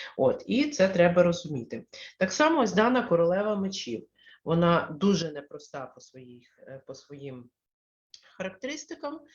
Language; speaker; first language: Ukrainian; non-native, local second language; Russian